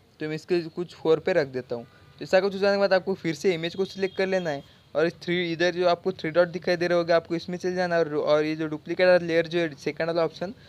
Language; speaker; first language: Hindi; non-native, local second language; Marathi